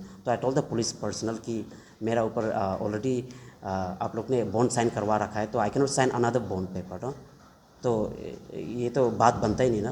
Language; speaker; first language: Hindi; non-native, local second language; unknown